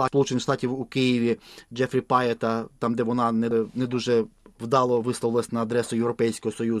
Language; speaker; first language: Ukrainian; native; Ukrainian